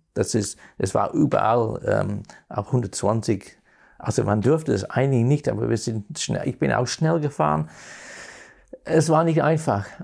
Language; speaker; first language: German; non-native, fluent; English